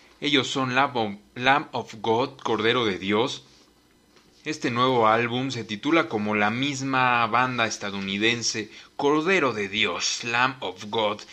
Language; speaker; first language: Spanish; native; Spanish